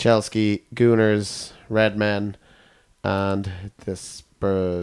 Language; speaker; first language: English; native; English